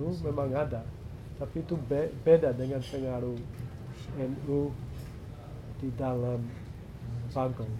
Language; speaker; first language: Indonesian; non-native, fluent; English